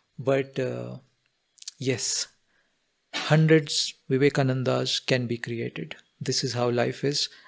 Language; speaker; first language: English; non-native, local second language; Hindi